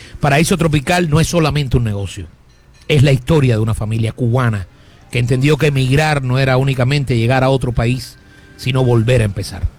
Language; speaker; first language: Spanish; native; Spanish